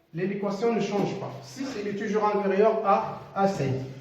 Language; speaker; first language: French; non-native, local second language; Arabic